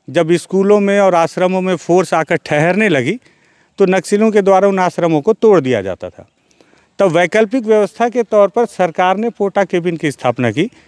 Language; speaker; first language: Hindi; native; Hindi